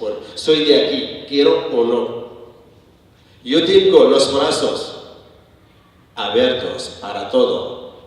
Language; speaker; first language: Spanish; non-native, learner; Arabic